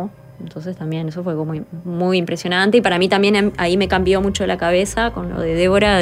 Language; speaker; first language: Spanish; native; Spanish